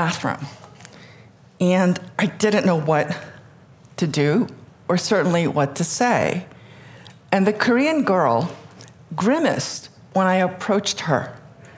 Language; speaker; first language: English; early bilingual, other home language; Korean